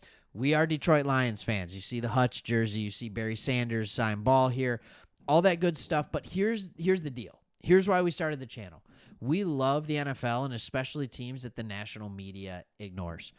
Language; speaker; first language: English; native; English